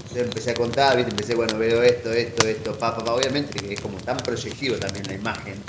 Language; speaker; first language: Spanish; native; Spanish